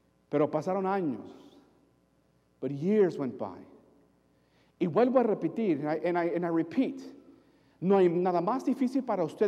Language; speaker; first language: Spanish; early bilingual, other home language; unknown